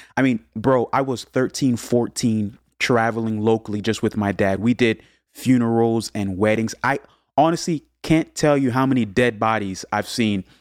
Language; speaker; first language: English; early bilingual, other home language; Haitian Creole